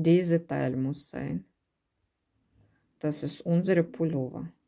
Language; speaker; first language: German; non-native, learner; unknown